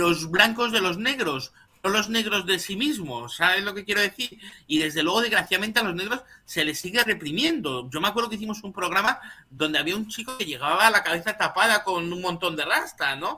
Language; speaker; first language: Spanish; native; Spanish